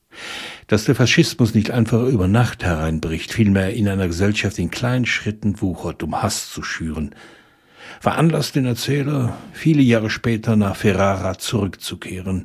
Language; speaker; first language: German; native; German